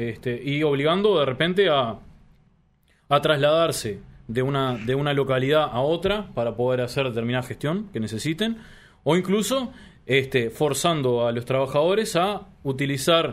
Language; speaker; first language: Spanish; native; Spanish